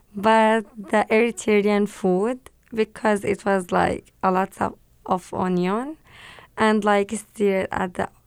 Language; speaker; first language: English; non-native, learner; Arabic